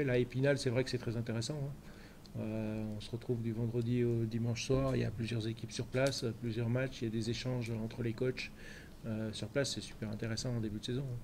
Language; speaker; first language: French; native; French